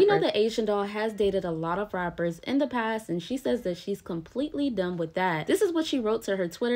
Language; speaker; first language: English; native; English